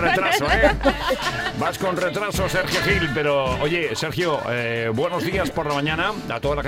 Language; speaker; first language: Spanish; native; Spanish